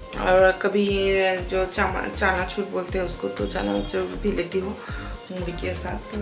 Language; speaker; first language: Hindi; non-native, local second language; Bangla